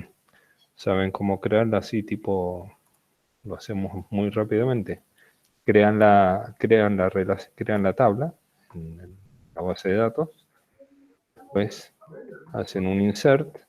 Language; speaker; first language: Spanish; native; Spanish